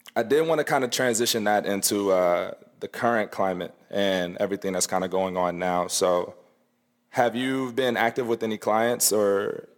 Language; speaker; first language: English; native; English